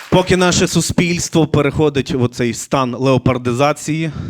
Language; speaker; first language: Ukrainian; native; Ukrainian